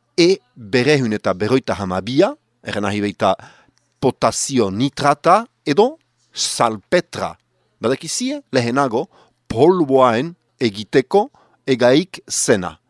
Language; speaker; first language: Basque; native; Basque